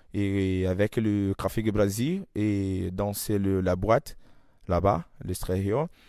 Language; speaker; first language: French; non-native, learner; Portuguese